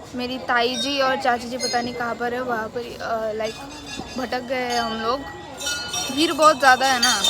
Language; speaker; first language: Hindi; non-native, local second language; Bangla